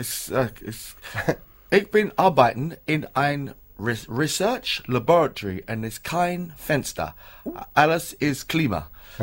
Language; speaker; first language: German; non-native, learner; English